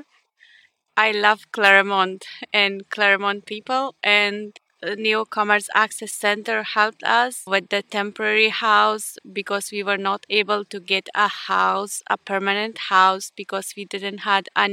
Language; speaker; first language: English; non-native, fluent; Ukrainian